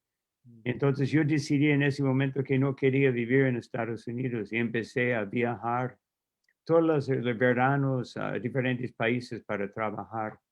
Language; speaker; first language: Spanish; non-native, fluent; English